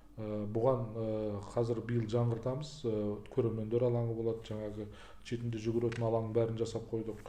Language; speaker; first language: Kazakh; native; Kazakh